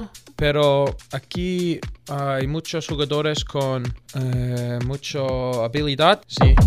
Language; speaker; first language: Spanish; non-native, learner; English